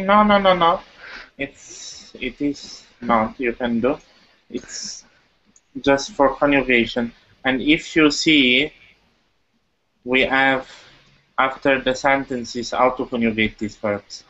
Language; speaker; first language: English; non-native, fluent; Italian